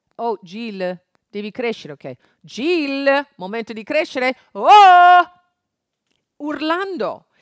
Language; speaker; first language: Italian; non-native, fluent; English